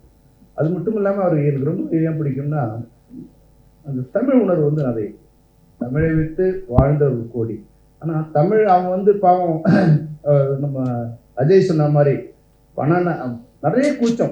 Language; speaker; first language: Tamil; native; Tamil